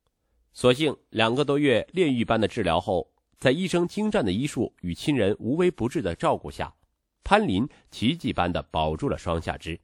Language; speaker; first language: Chinese; native; Chinese